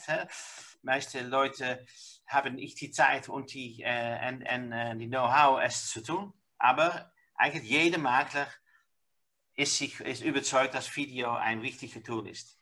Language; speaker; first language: German; non-native, learner; Dutch